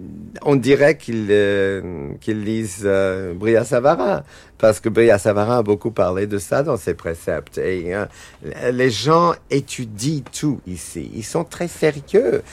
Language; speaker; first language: French; non-native, fluent; English